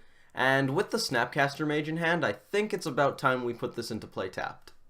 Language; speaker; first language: English; native; English